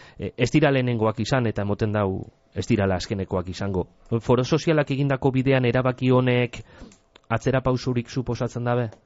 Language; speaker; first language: Basque; native; Basque